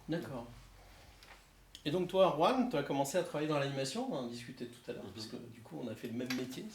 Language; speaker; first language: French; native; French